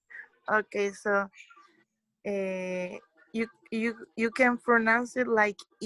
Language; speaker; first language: English; non-native, learner; Spanish